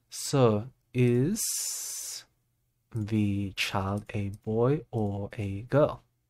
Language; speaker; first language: English; native; English